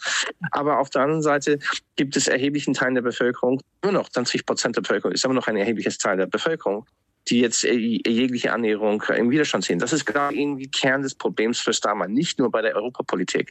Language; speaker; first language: German; non-native, fluent; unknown